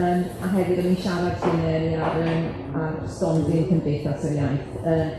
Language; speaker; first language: Welsh; native; Welsh